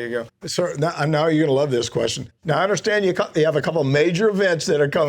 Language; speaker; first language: English; native; English